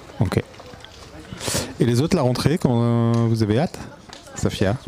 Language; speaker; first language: French; native; French